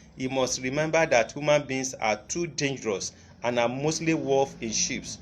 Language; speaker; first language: English; non-native, local second language; Yoruba